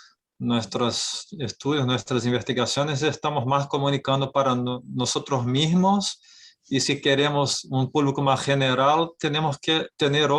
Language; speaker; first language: Spanish; non-native, fluent; Portuguese